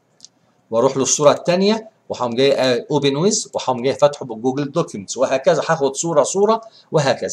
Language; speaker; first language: Arabic; native; Arabic